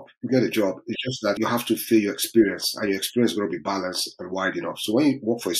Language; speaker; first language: English; non-native, local second language; Yoruba